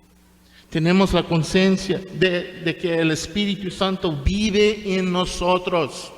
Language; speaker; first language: Spanish; non-native, fluent; English